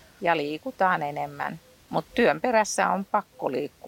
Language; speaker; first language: Finnish; native; Finnish